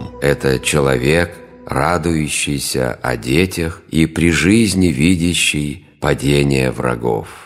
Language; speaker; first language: Russian; native; Russian